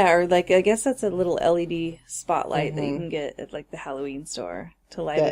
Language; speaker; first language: English; native; English